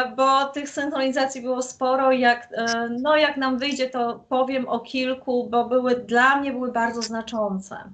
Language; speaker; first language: Polish; native; Polish